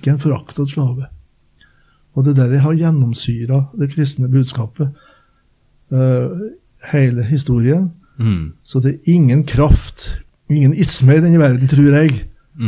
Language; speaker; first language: Norwegian; native; Norwegian